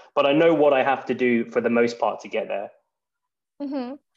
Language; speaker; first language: English; native; English